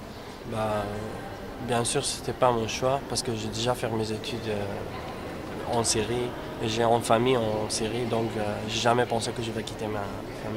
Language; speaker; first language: French; non-native, learner; Kurdish